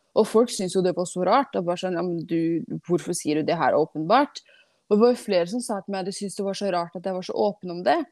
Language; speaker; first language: Norwegian; non-native, fluent; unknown